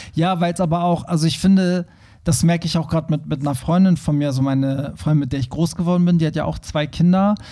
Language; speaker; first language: German; early bilingual, other home language; Persian